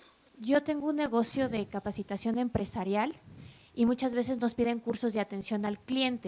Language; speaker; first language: Spanish; native; Spanish